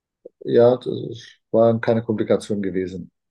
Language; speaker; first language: German; non-native, fluent; Turkish